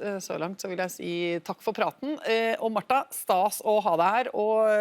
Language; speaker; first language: Norwegian; native; Norwegian